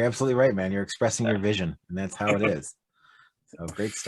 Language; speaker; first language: English; native; English